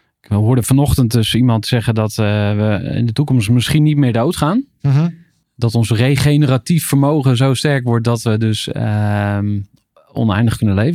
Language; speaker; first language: Dutch; native; Dutch